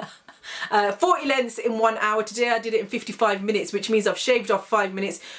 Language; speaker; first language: English; native; English